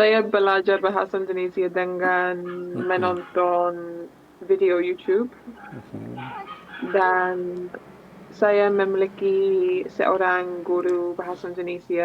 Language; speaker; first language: Indonesian; non-native, learner; English